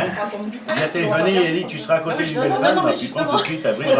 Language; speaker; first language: French; native; French